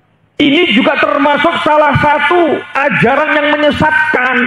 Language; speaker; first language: Indonesian; native; Indonesian